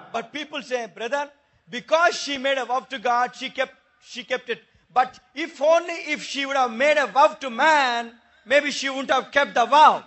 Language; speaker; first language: English; non-native, local second language; Telugu